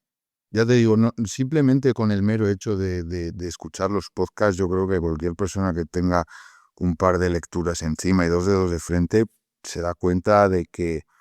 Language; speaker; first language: Spanish; native; Spanish